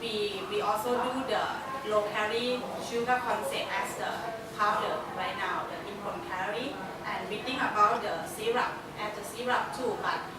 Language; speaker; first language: English; non-native, learner; Thai